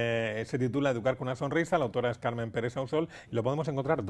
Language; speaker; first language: Spanish; native; Spanish